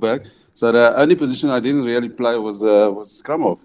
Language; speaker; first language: English; non-native, local second language; Afrikaans